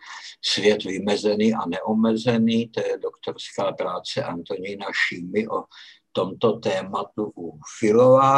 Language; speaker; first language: Czech; native; Czech